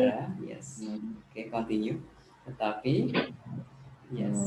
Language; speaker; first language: English; non-native, learner; Indonesian